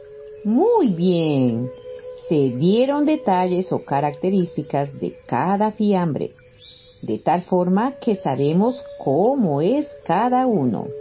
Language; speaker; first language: Spanish; native; Spanish